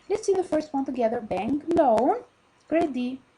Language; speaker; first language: English; non-native, fluent; Albanian